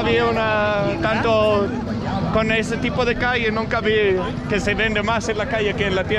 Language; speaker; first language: Spanish; non-native, fluent; Danish